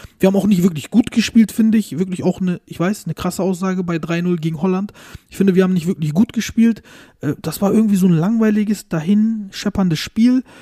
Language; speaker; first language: German; early bilingual, other home language; Turkish